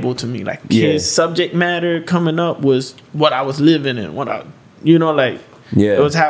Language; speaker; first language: English; native; English